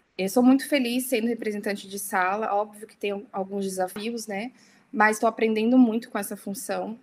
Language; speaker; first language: Portuguese; early bilingual, heritage; Portuguese